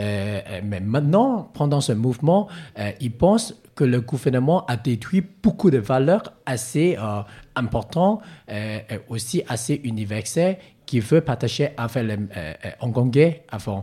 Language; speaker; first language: French; non-native, learner; Cantonese